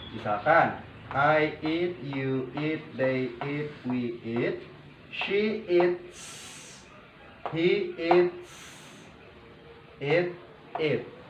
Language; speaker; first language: English; non-native, learner; Indonesian